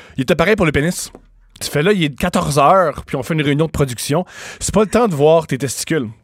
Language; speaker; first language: French; native; French